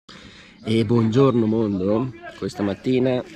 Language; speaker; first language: Italian; native; Italian